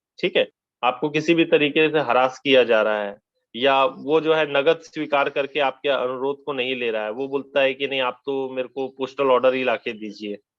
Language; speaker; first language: Hindi; native; Hindi